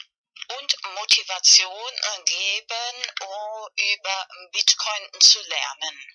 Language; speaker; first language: German; non-native, learner; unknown